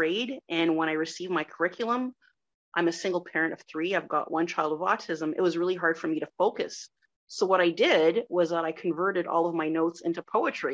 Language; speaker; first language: English; non-native, fluent; French